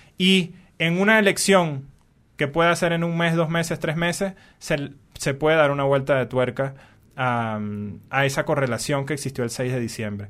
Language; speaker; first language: Spanish; native; Spanish